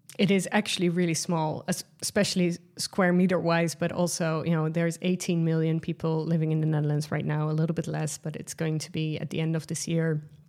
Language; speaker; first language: English; non-native, fluent; Dutch